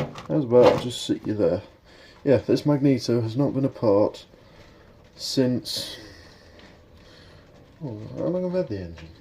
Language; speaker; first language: English; native; English